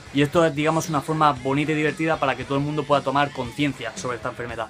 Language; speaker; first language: Spanish; native; Spanish